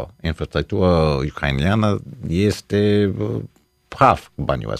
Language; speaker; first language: Romanian; early bilingual, heritage; Romanian